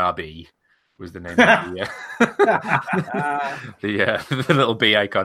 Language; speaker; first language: English; native; English